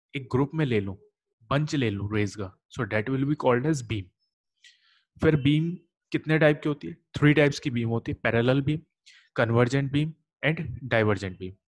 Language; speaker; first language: Hindi; native; Hindi